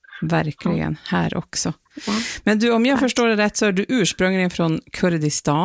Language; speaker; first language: Swedish; native; Swedish